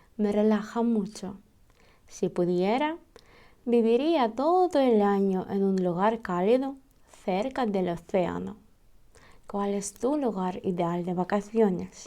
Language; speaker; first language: Spanish; non-native, fluent; Ukrainian